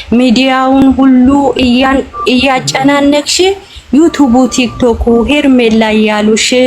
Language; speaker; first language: Amharic; non-native, local second language; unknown